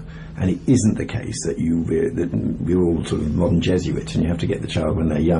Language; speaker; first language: English; native; English